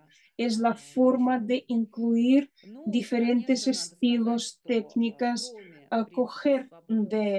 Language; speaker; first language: Spanish; non-native, fluent; Russian